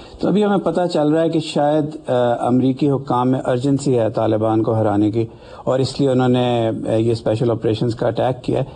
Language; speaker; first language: Urdu; native; Urdu